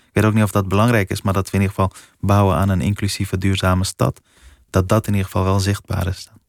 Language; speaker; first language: Dutch; early bilingual, other home language; Persian